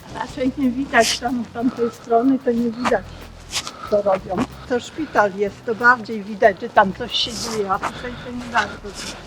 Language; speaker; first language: Polish; native; Polish